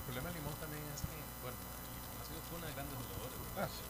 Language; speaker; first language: Spanish; native; Spanish